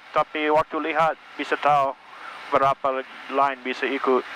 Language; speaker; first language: Indonesian; non-native, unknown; English